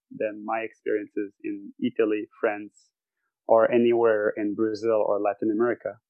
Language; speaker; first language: English; non-native, fluent; French